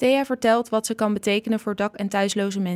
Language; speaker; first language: Dutch; native; Dutch